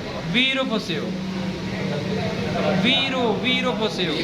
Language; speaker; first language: Korean; non-native, fluent; Urdu